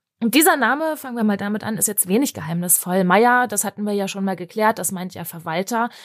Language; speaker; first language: German; native; German